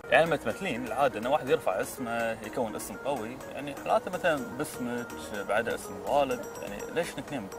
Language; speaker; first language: Arabic; native; Arabic